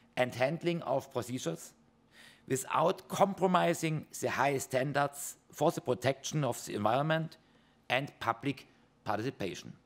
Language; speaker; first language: English; non-native, fluent; German